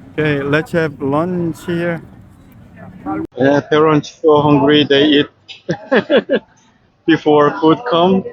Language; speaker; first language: English; non-native, learner; Korean